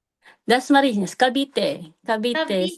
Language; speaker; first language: Korean; non-native, learner; Filipino